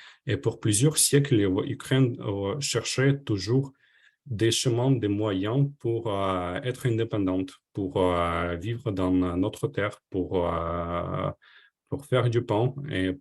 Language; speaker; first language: French; non-native, fluent; Ukrainian